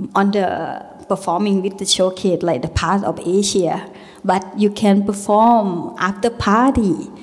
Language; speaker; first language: English; non-native, learner; Thai